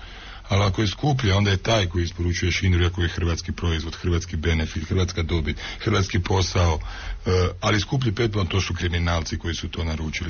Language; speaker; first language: Croatian; native; Croatian